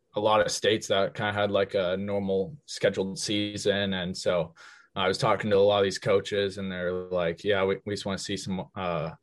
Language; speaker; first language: English; native; English